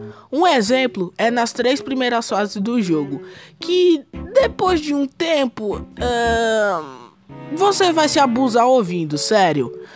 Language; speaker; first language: Portuguese; native; Portuguese